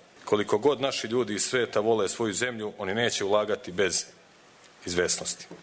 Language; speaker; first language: Serbian; native; Serbian